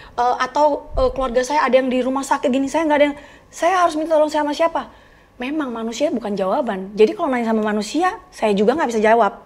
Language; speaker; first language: Indonesian; native; Indonesian